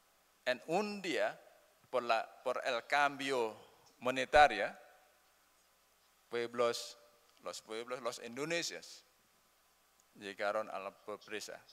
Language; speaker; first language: Spanish; non-native, learner; Indonesian